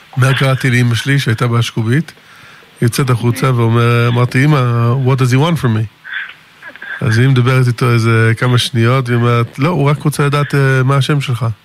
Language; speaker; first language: Hebrew; early bilingual, other home language; English